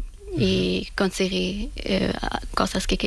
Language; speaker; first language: Spanish; non-native, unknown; Persian